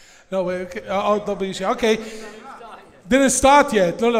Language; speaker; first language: English; native; English